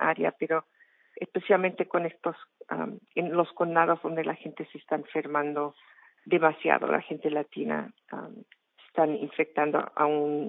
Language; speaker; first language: Spanish; non-native, fluent; English